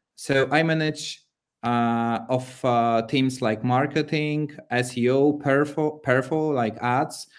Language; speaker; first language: English; non-native, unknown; Polish